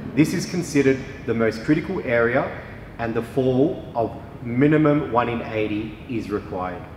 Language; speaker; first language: English; native; English